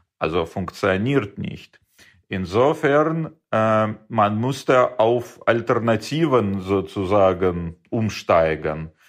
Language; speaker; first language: German; non-native, fluent; Russian